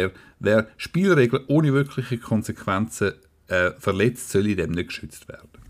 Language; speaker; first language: German; native; German